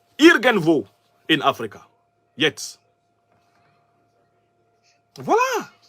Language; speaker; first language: German; non-native, learner; French